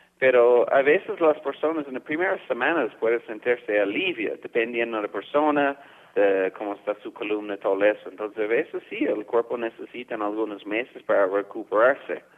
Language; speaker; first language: Spanish; non-native, fluent; English